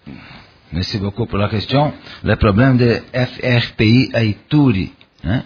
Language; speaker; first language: French; non-native, learner; Portuguese